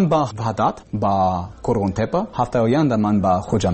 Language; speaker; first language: Persian; non-native, learner; English